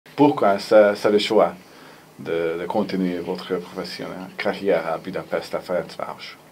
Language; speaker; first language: French; non-native, fluent; Hungarian